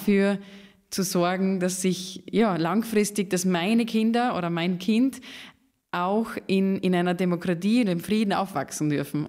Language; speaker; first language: German; native; German